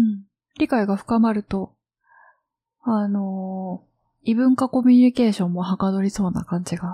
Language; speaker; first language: Japanese; native; Japanese